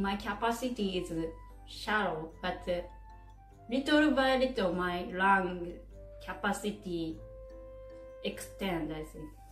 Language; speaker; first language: English; non-native, learner; Japanese